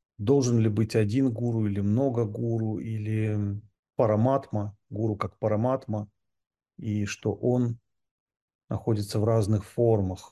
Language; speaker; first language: Russian; native; Russian